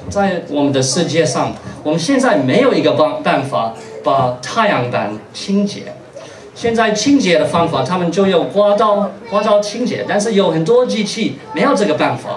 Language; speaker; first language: Chinese; non-native, fluent; English